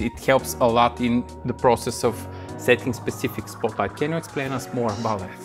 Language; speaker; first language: English; non-native, fluent; Bulgarian